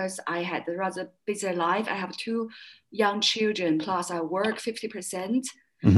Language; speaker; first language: English; non-native, fluent; Chinese